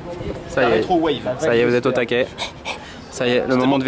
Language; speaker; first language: French; native; French